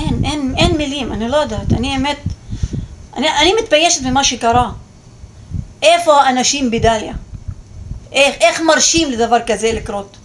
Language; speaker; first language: Hebrew; non-native, local second language; Arabic